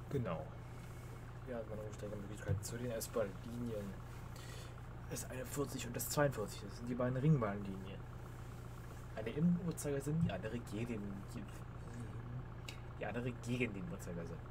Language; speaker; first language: German; native; German